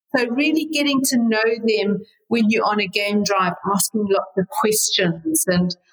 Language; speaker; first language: English; native; English